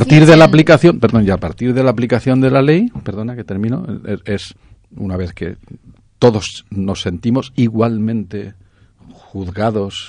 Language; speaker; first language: Spanish; native; Spanish